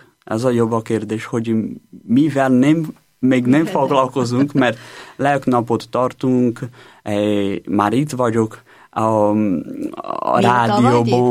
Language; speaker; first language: Hungarian; non-native, learner; Portuguese